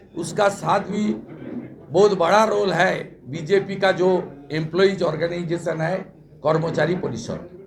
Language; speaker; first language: Hindi; non-native, local second language; Bangla